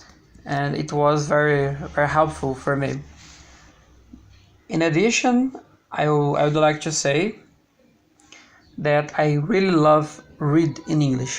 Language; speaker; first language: English; non-native, learner; Portuguese